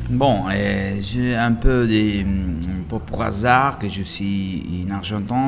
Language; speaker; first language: French; non-native, learner; Italian